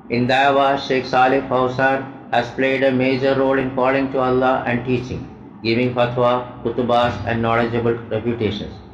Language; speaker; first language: English; non-native, local second language; Malayalam